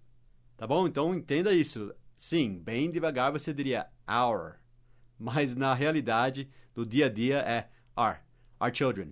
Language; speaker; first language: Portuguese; non-native, fluent; English